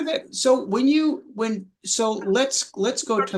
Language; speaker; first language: English; native; English